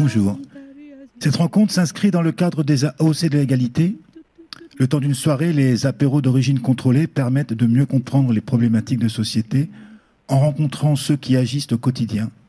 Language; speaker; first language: French; native; French